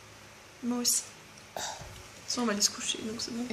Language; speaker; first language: French; native; French